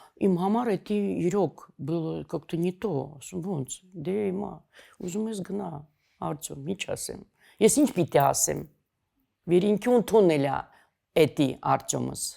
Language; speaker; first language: Armenian; native; Armenian